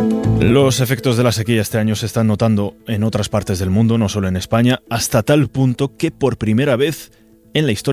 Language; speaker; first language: Spanish; native; Spanish